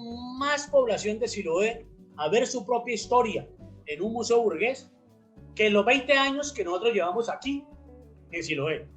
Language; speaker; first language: Spanish; native; Spanish